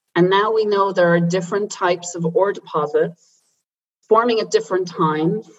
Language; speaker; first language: English; native; English